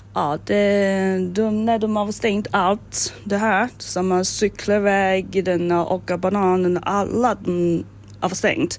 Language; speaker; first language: Swedish; non-native, learner; Chinese